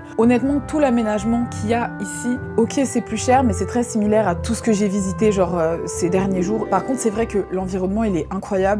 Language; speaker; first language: French; native; French